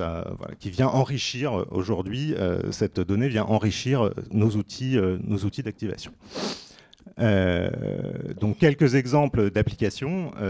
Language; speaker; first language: French; native; French